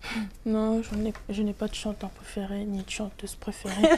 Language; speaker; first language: French; non-native, local second language; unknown